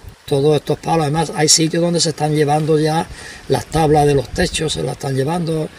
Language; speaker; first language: Spanish; native; Spanish